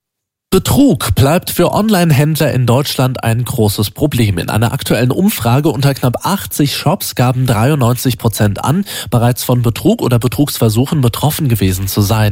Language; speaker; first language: German; native; German